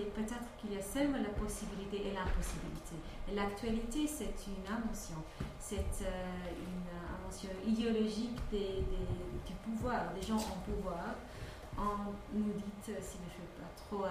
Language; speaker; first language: French; non-native, fluent; English